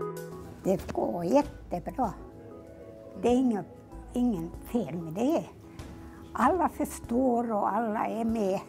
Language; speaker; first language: Swedish; non-native, learner; Finnish